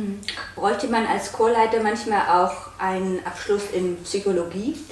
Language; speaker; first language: German; native; German